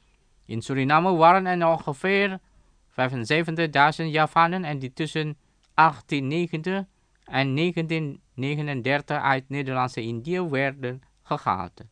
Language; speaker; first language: Dutch; non-native, fluent; Indonesian